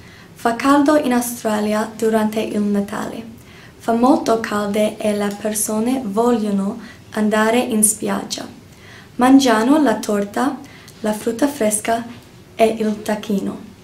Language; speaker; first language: Italian; non-native, learner; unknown